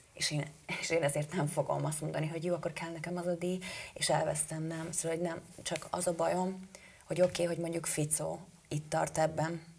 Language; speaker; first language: Hungarian; native; Hungarian